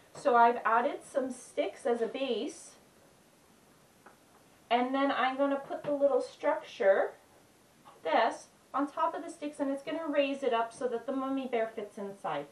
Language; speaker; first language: English; native; English